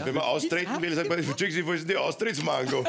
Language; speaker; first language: German; native; German